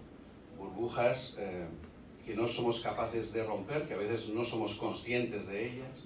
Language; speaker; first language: Spanish; native; Spanish